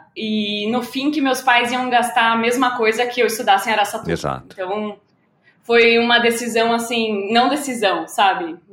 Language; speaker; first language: Portuguese; native; Portuguese